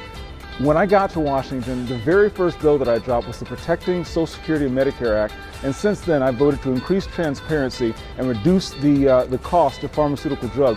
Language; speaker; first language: English; native; English